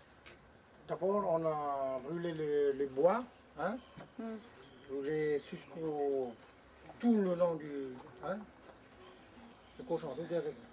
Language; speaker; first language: French; non-native, local second language; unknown